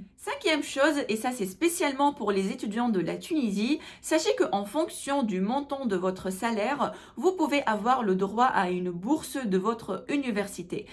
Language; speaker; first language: French; non-native, local second language; Arabic